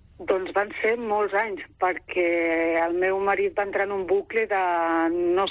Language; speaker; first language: Catalan; non-native, local second language; Spanish